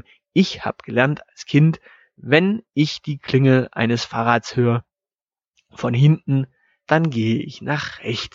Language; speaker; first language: German; native; German